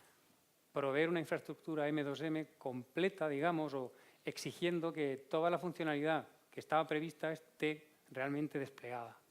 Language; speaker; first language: Spanish; native; Spanish